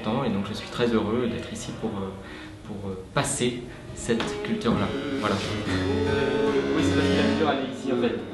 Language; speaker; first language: French; native; French